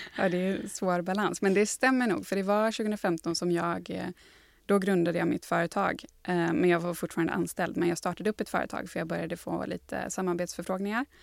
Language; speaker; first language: Swedish; native; Swedish